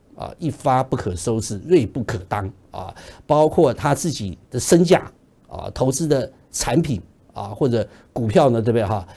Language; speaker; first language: Chinese; native; Chinese